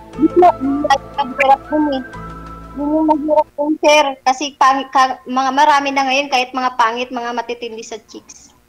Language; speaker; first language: Filipino; non-native, local second language; Bikol